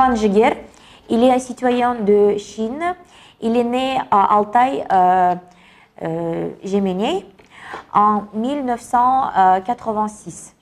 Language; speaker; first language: French; non-native, learner; Kazakh